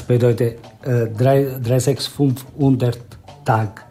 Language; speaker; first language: German; non-native, learner; Italian